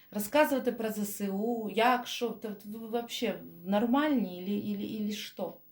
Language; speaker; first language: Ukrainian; non-native, local second language; Russian